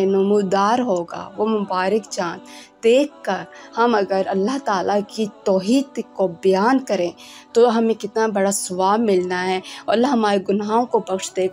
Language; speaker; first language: Urdu; native; Urdu